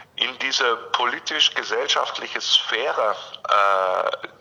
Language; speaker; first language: German; native; German